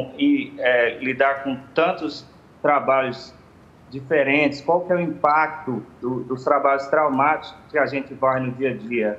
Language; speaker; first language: Portuguese; native; Portuguese